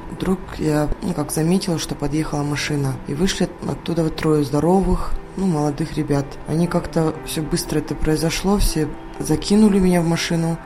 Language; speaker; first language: Russian; non-native, local second language; Kazakh